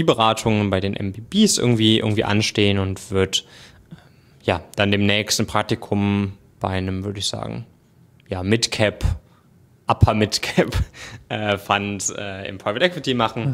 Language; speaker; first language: German; native; German